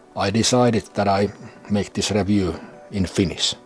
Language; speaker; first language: English; non-native, fluent; Finnish